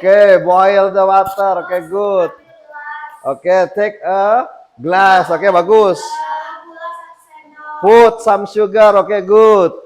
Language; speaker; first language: English; non-native, fluent; Indonesian